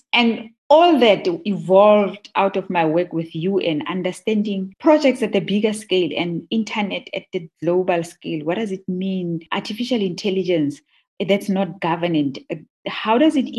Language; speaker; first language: English; non-native, local second language; Tswana